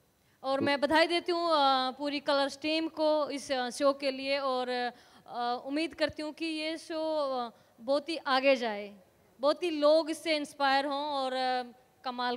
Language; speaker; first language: Hindi; native; Hindi